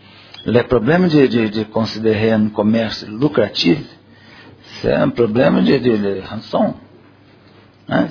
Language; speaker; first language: French; non-native, learner; Portuguese